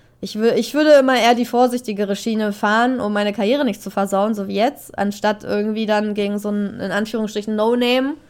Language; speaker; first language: German; native; German